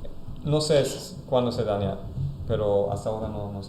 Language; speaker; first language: Spanish; non-native, fluent; German